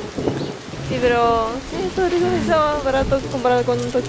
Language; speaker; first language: Spanish; non-native, learner; Japanese